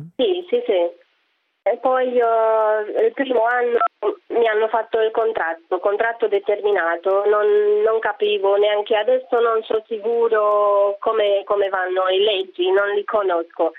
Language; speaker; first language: Italian; non-native, fluent; Romanian